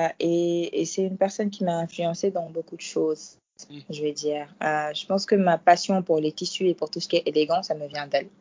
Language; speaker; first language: French; non-native, local second language; Fula